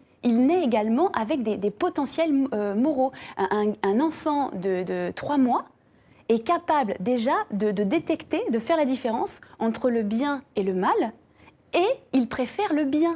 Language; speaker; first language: French; native; French